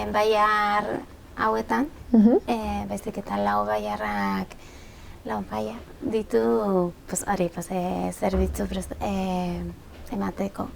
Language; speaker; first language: Basque; non-native, local second language; Spanish